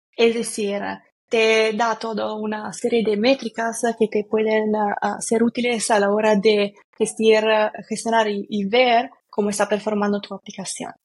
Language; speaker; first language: Spanish; non-native, fluent; Italian